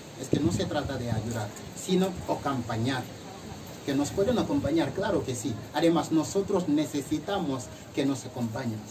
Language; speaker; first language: Spanish; non-native, fluent; Wolof